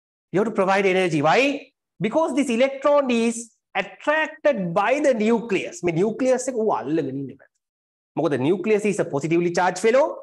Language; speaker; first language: English; non-native, local second language; Sinhala